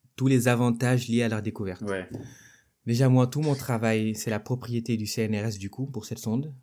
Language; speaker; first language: French; non-native, local second language; Wolof